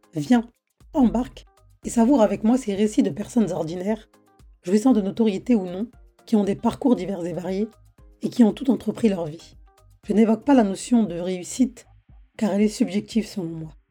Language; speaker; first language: French; native; French